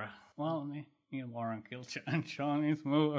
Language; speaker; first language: Irish; non-native, learner; German